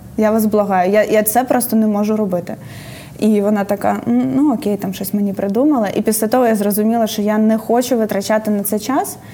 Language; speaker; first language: Ukrainian; native; Ukrainian